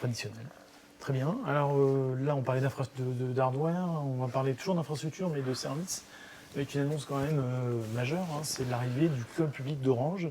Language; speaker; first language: French; native; French